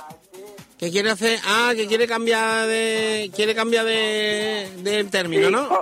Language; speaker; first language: Spanish; native; Spanish